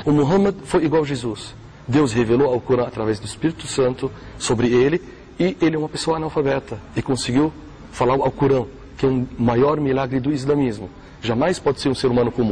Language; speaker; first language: Portuguese; non-native, fluent; Arabic